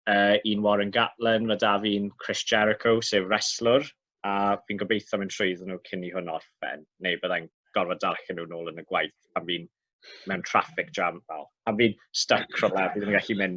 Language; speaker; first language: Welsh; native; Welsh